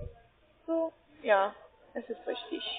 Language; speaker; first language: German; non-native, learner; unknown